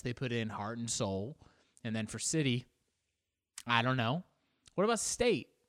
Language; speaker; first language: English; native; English